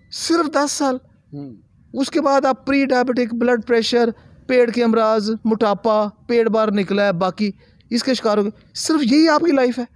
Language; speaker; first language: Urdu; non-native, local second language; Punjabi